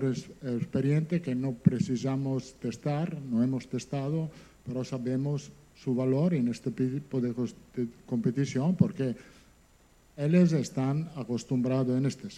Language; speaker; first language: Portuguese; non-native, learner; Italian